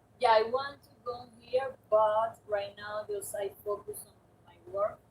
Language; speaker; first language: English; non-native, learner; Spanish